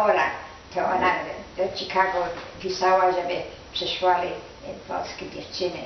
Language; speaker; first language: Polish; early bilingual, heritage; Polish